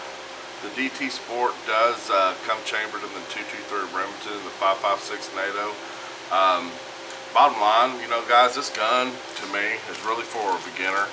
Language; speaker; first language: English; native; English